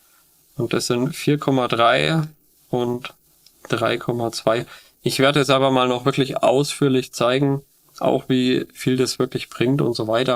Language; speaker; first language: German; native; German